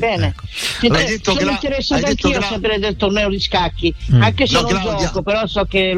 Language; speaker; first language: Italian; native; Italian